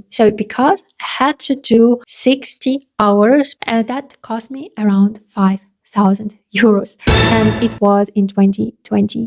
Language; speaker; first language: English; non-native, fluent; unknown